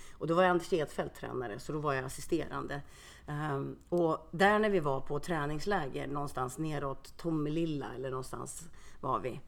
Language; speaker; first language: Swedish; early bilingual, other home language; Finnish